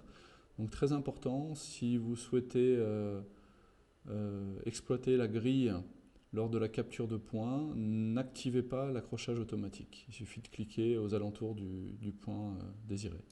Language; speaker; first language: French; native; French